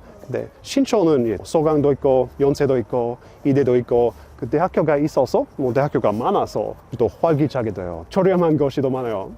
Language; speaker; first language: Korean; non-native, fluent; English